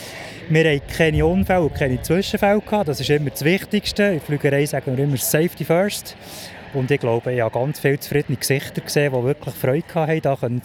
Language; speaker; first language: German; native; German